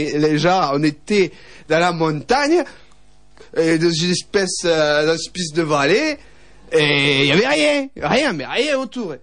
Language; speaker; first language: French; native; French